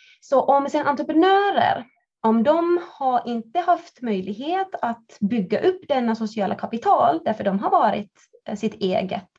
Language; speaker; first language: Swedish; non-native, fluent; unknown